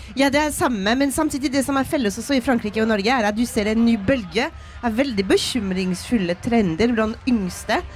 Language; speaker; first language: Norwegian; non-native, fluent; French